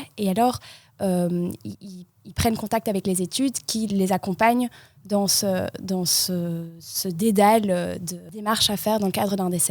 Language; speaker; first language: French; native; French